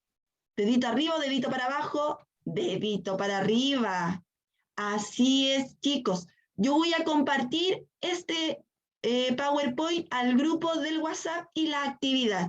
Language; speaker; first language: Spanish; native; Spanish